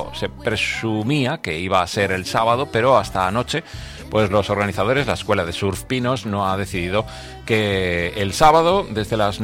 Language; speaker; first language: Spanish; native; Spanish